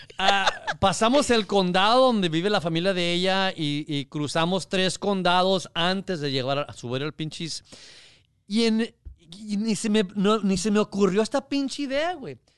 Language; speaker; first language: Spanish; early bilingual, heritage; Spanish